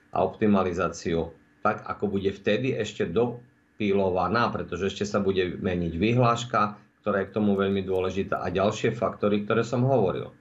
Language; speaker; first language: Slovak; native; Slovak